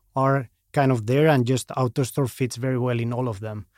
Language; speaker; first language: English; non-native, fluent; Spanish